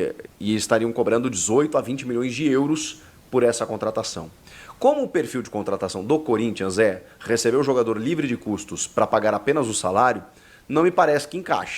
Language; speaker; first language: Portuguese; native; Portuguese